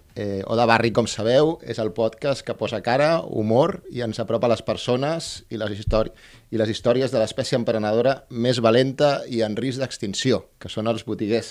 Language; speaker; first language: Catalan; native; Catalan